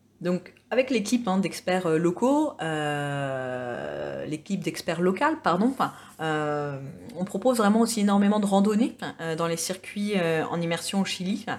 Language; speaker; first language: French; native; French